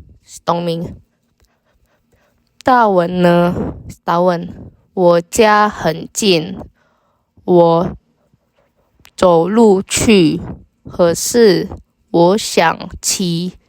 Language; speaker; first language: Chinese; non-native, fluent; Indonesian